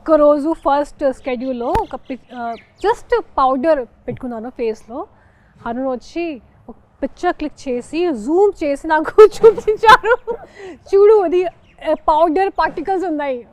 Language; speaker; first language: Telugu; non-native, fluent; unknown